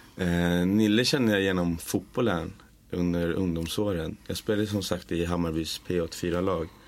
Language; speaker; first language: Swedish; native; Swedish